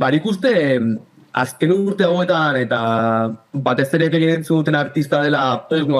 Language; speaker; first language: Basque; native; Basque